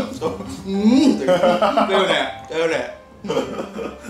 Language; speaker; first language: Japanese; non-native, learner; Indonesian